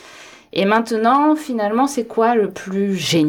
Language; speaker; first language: French; native; French